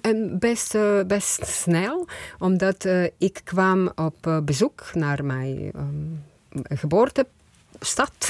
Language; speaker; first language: Dutch; non-native, fluent; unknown